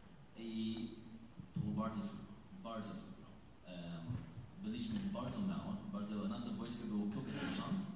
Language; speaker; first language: Polish; non-native, learner; English